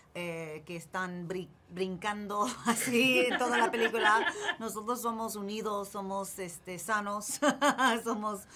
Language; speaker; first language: Spanish; early bilingual, heritage; English